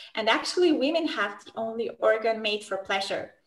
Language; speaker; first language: English; non-native, fluent; Romanian